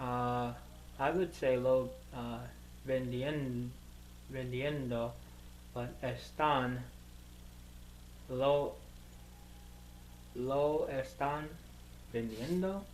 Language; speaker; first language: Spanish; non-native, learner; English